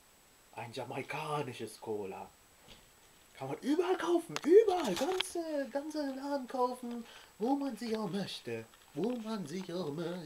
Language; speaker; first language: German; early bilingual, other home language; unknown